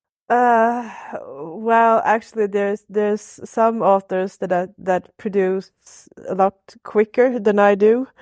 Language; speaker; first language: English; non-native, fluent; Swedish